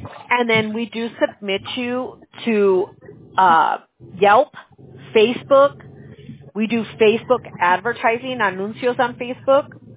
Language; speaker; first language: English; early bilingual, other home language; Spanish